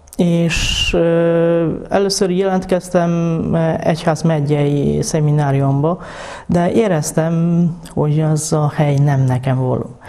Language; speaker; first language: Hungarian; non-native, fluent; Polish